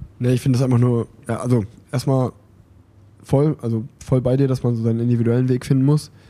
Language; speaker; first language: German; native; German